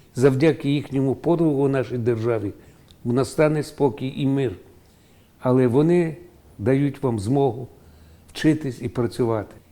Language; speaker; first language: Ukrainian; native; Ukrainian